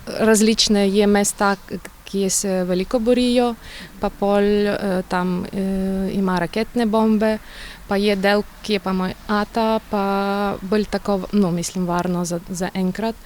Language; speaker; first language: Slovenian; non-native, learner; Ukrainian